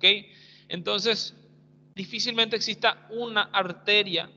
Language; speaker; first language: Spanish; native; Spanish